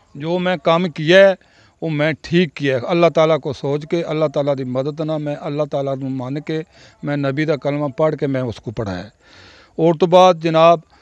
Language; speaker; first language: Punjabi; native; Punjabi